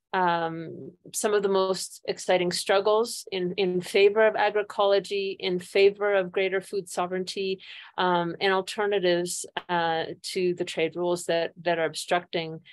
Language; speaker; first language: English; native; English